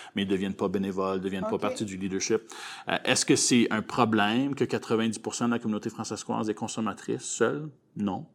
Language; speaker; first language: French; native; French